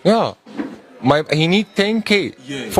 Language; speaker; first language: English; non-native, learner; Arabic